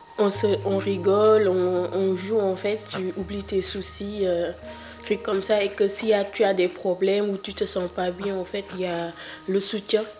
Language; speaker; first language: French; non-native, local second language; Wolof